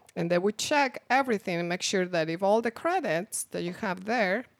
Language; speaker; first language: English; non-native, fluent; Spanish